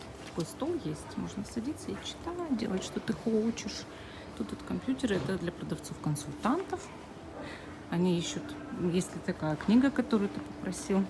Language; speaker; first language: Russian; native; Russian